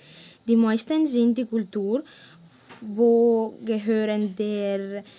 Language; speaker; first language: German; non-native, learner; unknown